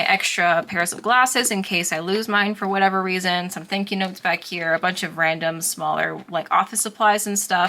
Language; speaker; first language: English; native; English